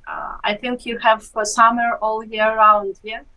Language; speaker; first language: English; non-native, fluent; Ukrainian